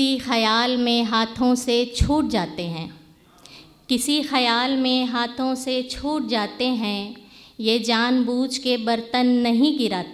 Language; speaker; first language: Hindi; native; Hindi